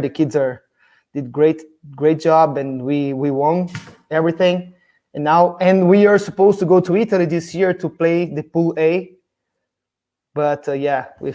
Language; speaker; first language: English; non-native, fluent; Portuguese